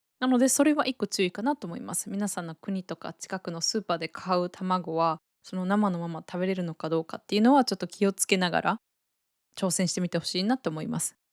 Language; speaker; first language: Japanese; native; Japanese